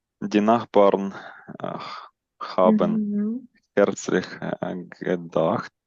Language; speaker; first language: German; non-native, learner; Ukrainian